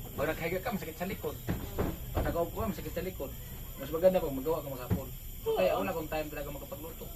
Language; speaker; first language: Filipino; non-native, local second language; Masbatenyo